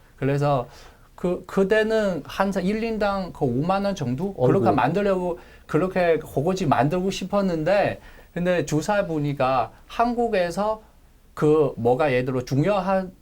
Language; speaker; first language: Korean; non-native, learner; Chinese